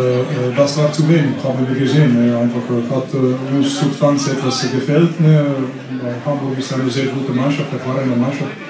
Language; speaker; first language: German; non-native, fluent; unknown